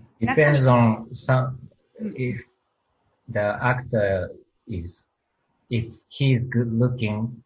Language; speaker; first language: English; non-native, learner; Japanese